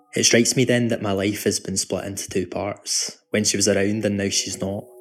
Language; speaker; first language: English; native; English